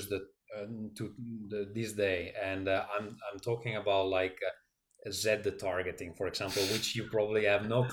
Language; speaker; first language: English; non-native, fluent; Italian